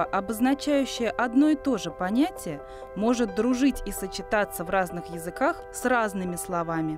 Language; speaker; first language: Russian; native; Russian